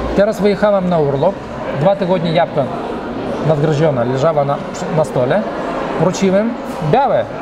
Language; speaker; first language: Polish; early bilingual, heritage; Russian